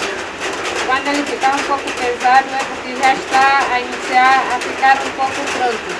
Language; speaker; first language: Portuguese; non-native, local second language; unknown